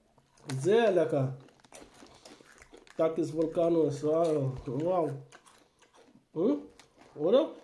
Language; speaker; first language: German; non-native, fluent; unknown